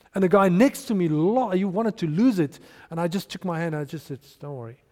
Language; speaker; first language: English; non-native, local second language; Afrikaans